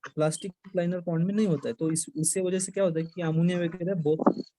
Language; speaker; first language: Hindi; non-native, local second language; Marathi